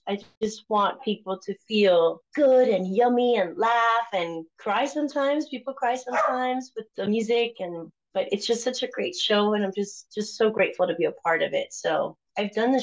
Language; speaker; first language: English; early bilingual, other home language; Spanish